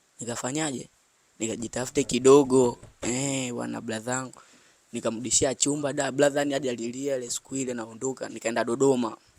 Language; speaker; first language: Swahili; native; Swahili